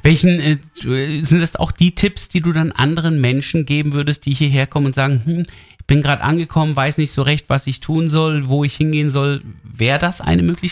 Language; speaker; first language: German; native; German